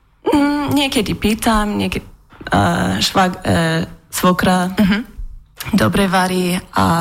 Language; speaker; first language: Slovak; non-native, learner; English